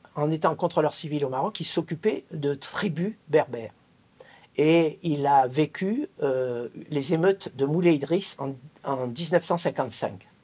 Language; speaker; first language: French; native; French